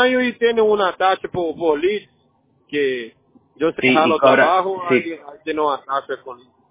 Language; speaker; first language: Spanish; non-native, learner; Portuguese